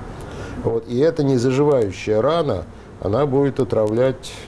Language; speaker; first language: Russian; native; Russian